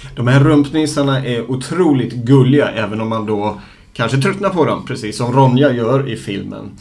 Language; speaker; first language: Swedish; native; Swedish